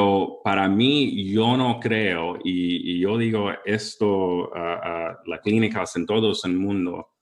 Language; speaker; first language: Spanish; early bilingual, heritage; English